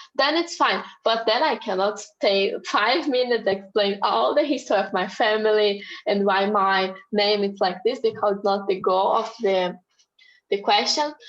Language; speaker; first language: English; non-native, fluent; Portuguese